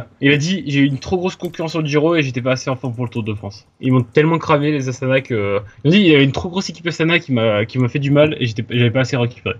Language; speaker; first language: French; native; French